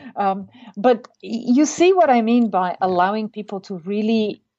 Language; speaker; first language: English; non-native, fluent; Bulgarian